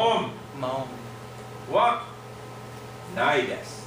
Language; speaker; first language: Japanese; non-native, fluent; English